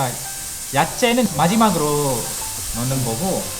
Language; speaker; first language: Korean; non-native, fluent; Malay